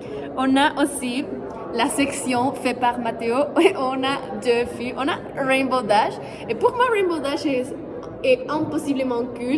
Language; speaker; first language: French; non-native, fluent; Spanish